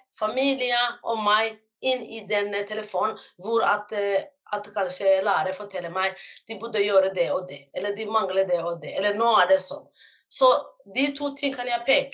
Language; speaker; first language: Norwegian; non-native, fluent; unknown